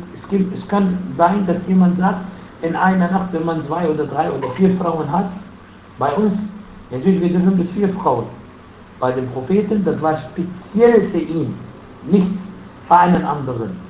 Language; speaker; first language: German; non-native, fluent; Arabic